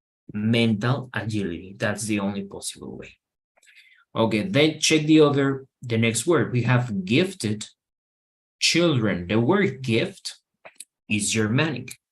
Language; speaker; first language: English; non-native, fluent; Spanish